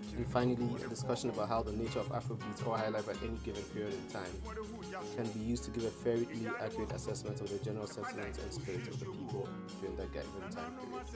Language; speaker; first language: English; non-native, local second language; Akan